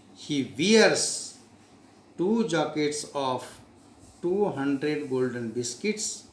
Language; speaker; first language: English; non-native, local second language; Marathi